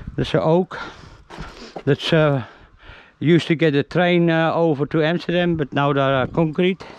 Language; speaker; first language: English; non-native, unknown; Dutch